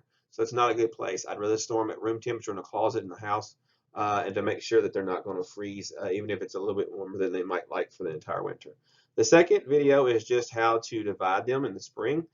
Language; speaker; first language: English; native; English